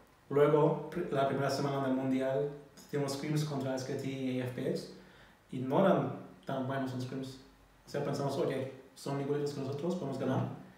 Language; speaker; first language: Spanish; non-native, fluent; German